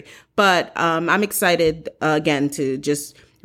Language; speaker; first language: English; early bilingual, other home language; Haitian Creole